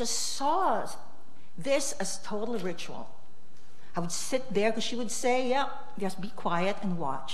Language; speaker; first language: English; non-native, local second language; Filipino